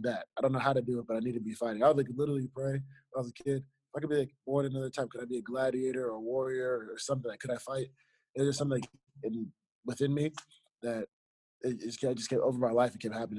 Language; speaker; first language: English; native; English